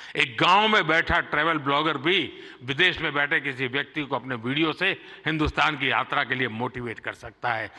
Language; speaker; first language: Hindi; non-native, local second language; Gujarati